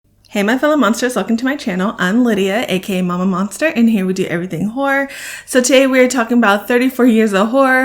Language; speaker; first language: English; native; English